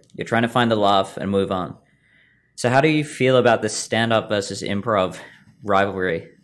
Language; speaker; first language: English; native; English